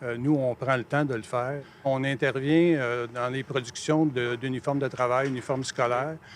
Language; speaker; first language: French; native; French